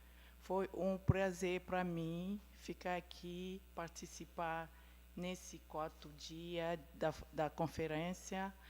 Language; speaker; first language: Portuguese; non-native, fluent; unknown